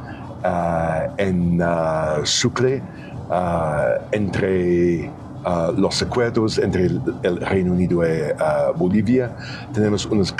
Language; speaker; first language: Spanish; non-native, fluent; English